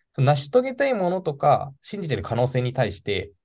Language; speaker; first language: Japanese; native; Japanese